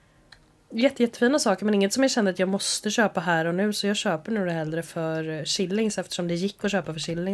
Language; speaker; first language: Swedish; native; Swedish